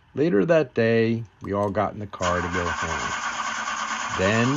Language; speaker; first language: English; native; English